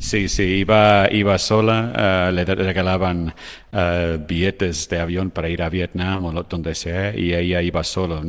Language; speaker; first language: Spanish; non-native, fluent; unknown